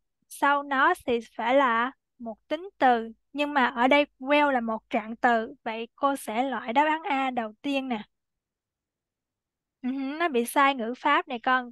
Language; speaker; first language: Vietnamese; native; Vietnamese